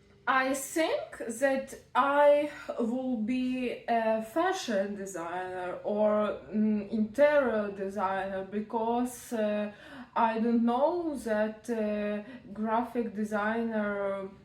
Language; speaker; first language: English; non-native, learner; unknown